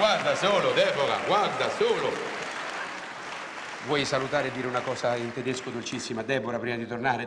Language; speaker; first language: Italian; native; Italian